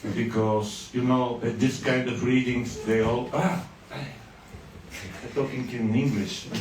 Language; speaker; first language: English; non-native, fluent; Bulgarian